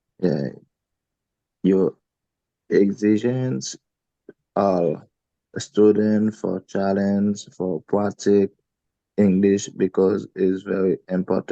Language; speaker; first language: English; non-native, learner; Haitian Creole